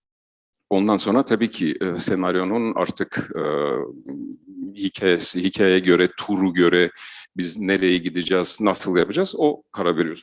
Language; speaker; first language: Turkish; non-native, fluent; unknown